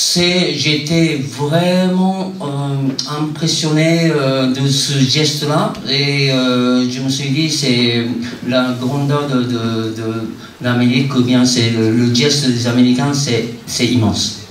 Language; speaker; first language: French; non-native, fluent; Japanese